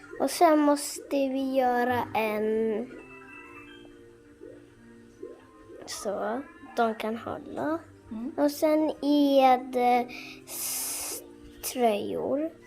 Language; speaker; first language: Swedish; early bilingual, other home language; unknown